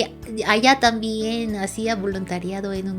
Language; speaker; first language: Spanish; non-native, learner; Korean